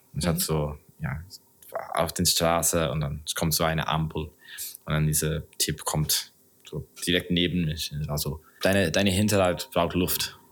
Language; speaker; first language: German; non-native, learner; English